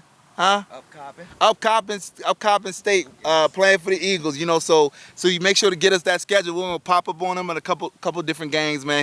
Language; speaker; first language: English; native; English